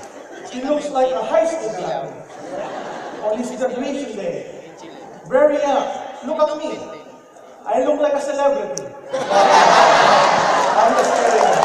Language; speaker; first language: English; non-native, local second language; Filipino